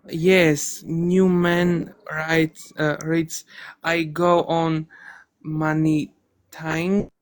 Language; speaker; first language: English; non-native, learner; Armenian